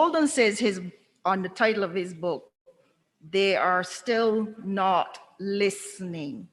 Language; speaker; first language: English; native; English